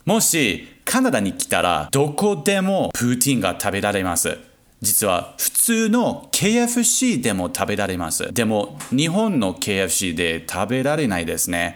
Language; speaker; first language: Japanese; non-native, learner; English